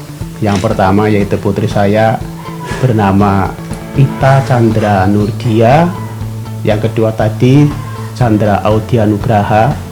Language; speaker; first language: Indonesian; non-native, local second language; Javanese